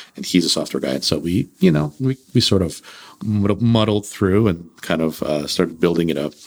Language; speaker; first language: English; early bilingual, other home language; Russian